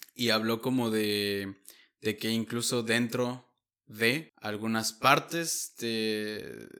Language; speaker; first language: Spanish; native; Spanish